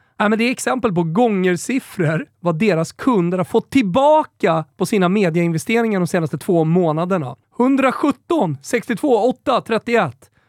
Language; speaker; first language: Swedish; native; Swedish